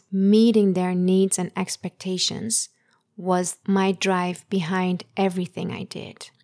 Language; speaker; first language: English; early bilingual, other home language; Persian